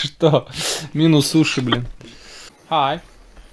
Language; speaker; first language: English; non-native, learner; Russian